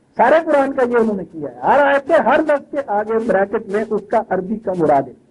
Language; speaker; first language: Urdu; non-native, local second language; Punjabi